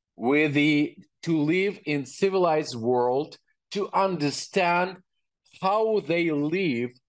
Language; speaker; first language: English; non-native, learner; Ukrainian